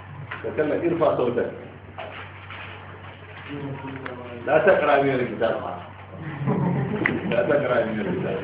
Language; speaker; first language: Arabic; non-native, fluent; Hausa